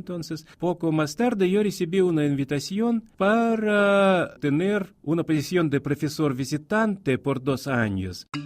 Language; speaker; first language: Spanish; non-native, fluent; Russian